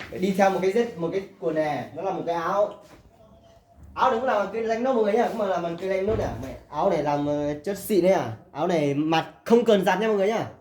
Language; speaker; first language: Vietnamese; non-native, local second language; Hmong